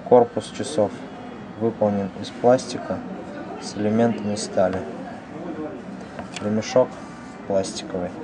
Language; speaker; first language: Russian; native; Russian